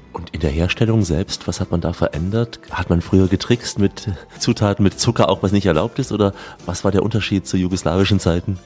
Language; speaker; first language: German; native; German